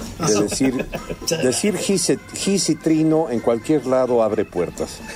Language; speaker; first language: Spanish; early bilingual, heritage; Spanish